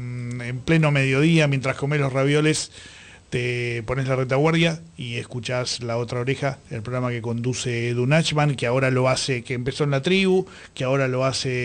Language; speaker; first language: Spanish; native; Spanish